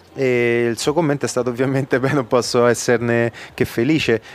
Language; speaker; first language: Italian; native; Italian